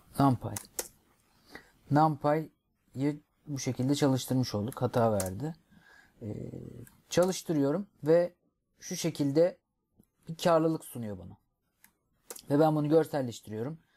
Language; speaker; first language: Turkish; native; Turkish